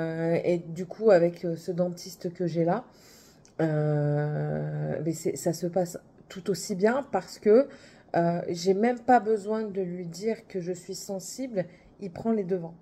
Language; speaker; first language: French; native; French